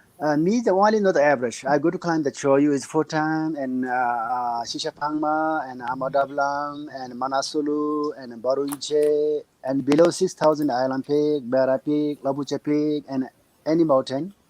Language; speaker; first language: English; non-native, learner; Nepali